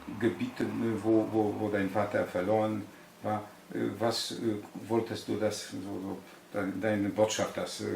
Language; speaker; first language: German; non-native, learner; Polish